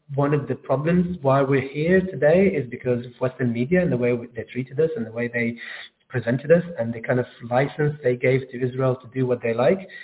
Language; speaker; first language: English; non-native, fluent; Arabic